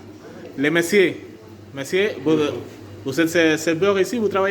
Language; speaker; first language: French; non-native, fluent; Spanish